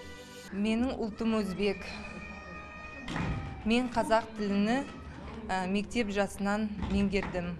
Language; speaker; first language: Kazakh; non-native, local second language; Uzbek